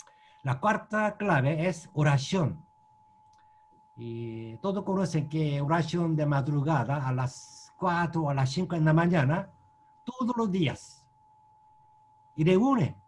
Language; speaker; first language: Spanish; non-native, learner; Korean